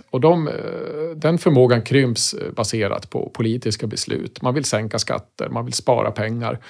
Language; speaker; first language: Swedish; native; Swedish